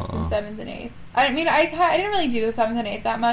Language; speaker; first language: English; native; English